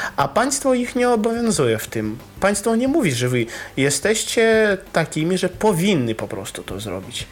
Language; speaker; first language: Polish; non-native, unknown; Russian